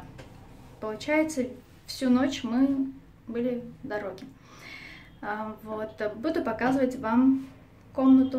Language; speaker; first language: Russian; non-native, fluent; Armenian